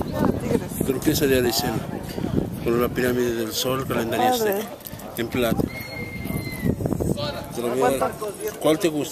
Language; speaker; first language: Spanish; native; Spanish